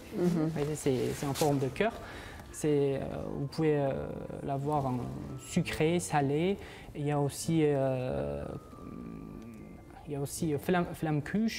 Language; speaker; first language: French; non-native, fluent; Uzbek